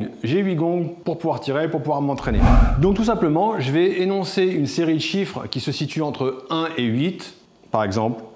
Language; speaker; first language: French; native; French